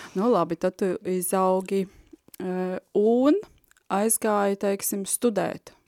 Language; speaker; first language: Latvian; native; Latvian